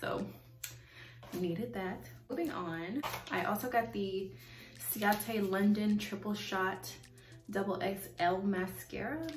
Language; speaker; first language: English; native; English